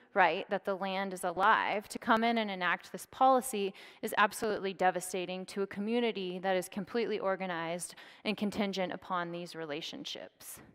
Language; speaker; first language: English; native; English